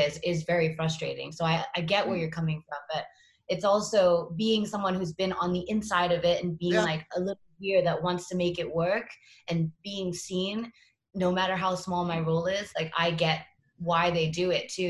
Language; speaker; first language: English; native; English